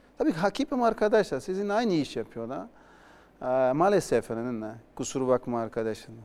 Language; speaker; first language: Turkish; non-native, learner; Portuguese